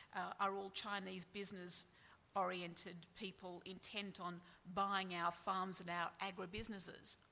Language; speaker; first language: English; native; English